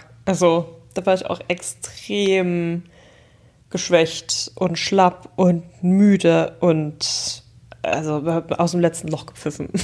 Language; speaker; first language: German; native; German